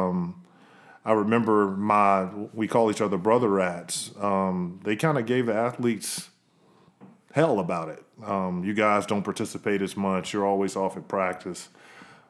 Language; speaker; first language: English; native; English